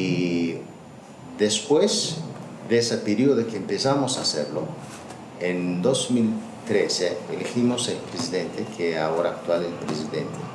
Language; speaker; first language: Spanish; non-native, learner; Azerbaijani